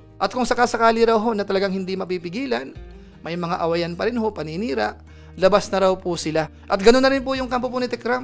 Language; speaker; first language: Filipino; native; Filipino